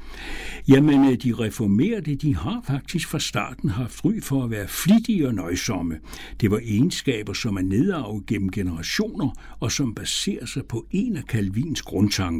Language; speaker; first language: Danish; native; Danish